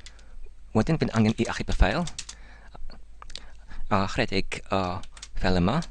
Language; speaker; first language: Welsh; non-native, learner; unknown